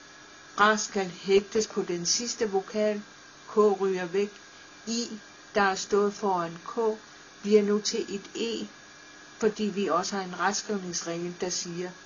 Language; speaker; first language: Danish; non-native, local second language; Kalaallisut